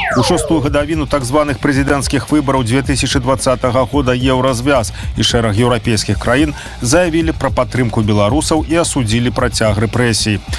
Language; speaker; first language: Belarusian; native; Belarusian